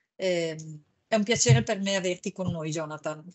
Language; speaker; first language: Italian; native; Italian